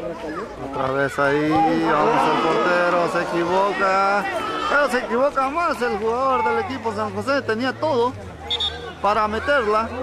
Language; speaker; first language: Spanish; native; Spanish